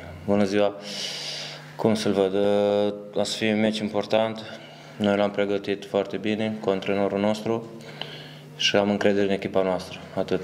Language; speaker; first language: Romanian; early bilingual, heritage; Romanian